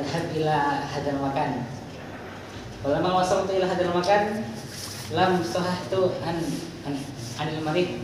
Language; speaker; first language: Arabic; non-native, learner; Indonesian